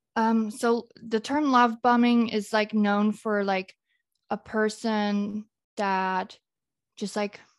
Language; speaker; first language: English; non-native, fluent; Dutch